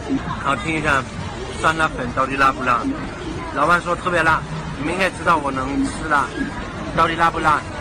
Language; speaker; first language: Chinese; non-native, fluent; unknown